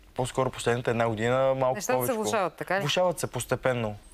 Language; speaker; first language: Bulgarian; early bilingual, other home language; Arabic